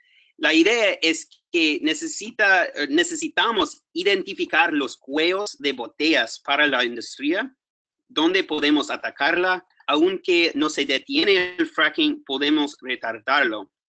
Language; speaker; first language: Spanish; non-native, fluent; English